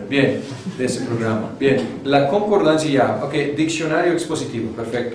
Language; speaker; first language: Spanish; non-native, fluent; English